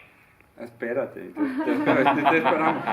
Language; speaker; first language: Spanish; non-native, fluent; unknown